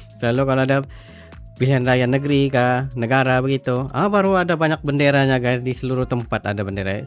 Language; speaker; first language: Malay; native; Malay